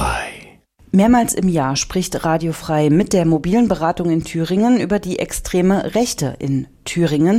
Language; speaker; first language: German; native; German